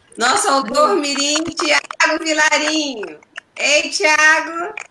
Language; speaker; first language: Portuguese; native; Portuguese